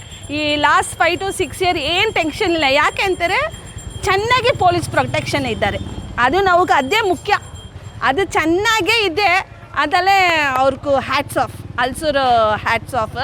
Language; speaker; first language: Kannada; non-native, local second language; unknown